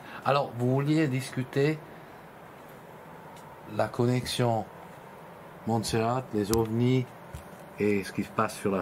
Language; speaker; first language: French; non-native, fluent; English